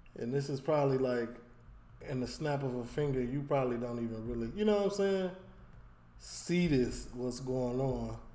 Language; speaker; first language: English; native; English